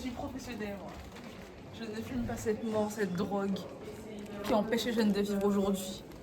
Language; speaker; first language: French; native; French